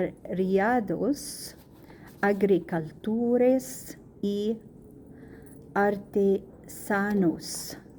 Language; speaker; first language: Spanish; non-native, learner; Arabic